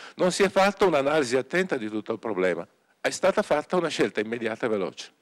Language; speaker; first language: Italian; native; Italian